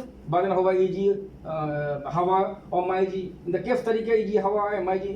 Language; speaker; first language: Arabic; non-native, learner; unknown